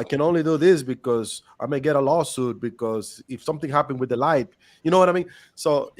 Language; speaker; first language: English; non-native, fluent; Spanish